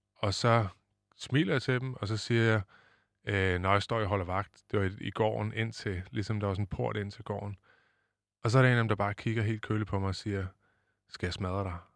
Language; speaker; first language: Danish; native; Danish